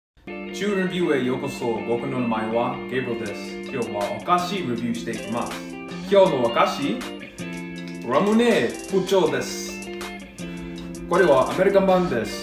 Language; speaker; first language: Japanese; non-native, learner; English